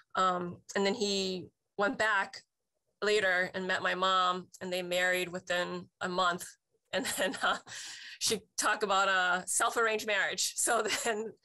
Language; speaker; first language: English; native; English